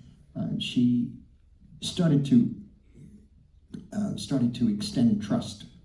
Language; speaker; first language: English; native; English